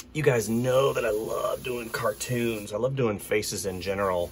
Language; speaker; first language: English; native; English